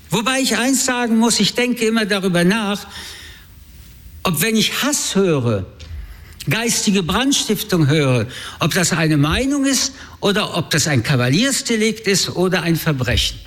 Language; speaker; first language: German; early bilingual, other home language; French